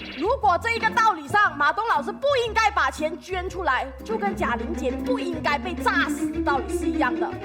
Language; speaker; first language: Chinese; native; Chinese